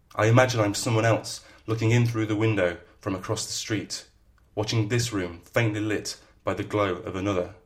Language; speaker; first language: English; native; English